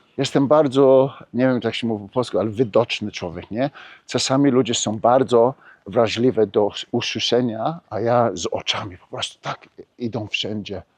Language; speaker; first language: Polish; early bilingual, heritage; Polish